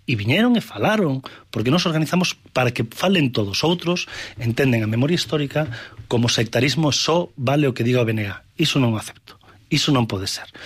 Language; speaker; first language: Galician; native; Galician